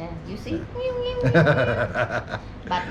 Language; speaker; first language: English; non-native, learner; Thai